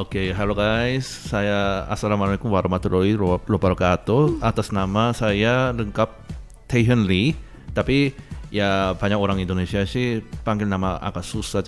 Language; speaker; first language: Indonesian; non-native, fluent; Korean